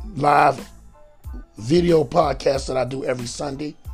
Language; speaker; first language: English; native; English